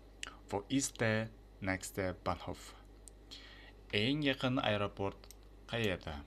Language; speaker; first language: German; non-native, fluent; Uzbek